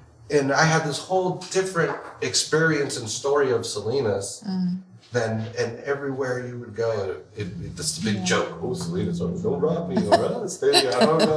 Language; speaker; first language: English; early bilingual, other home language; Spanish